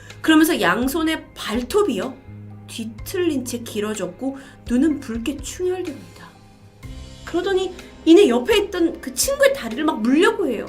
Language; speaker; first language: Korean; native; Korean